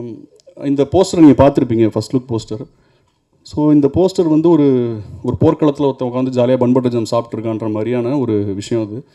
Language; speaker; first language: Tamil; native; Tamil